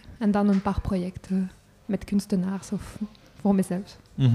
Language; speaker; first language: Dutch; non-native, local second language; French